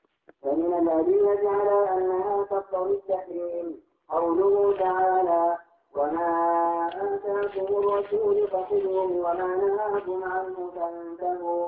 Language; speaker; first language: Arabic; native; Arabic